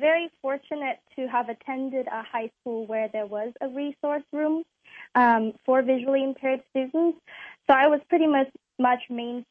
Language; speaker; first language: English; non-native, local second language; Cantonese